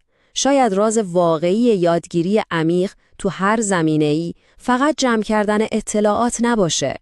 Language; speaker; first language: Persian; native; Persian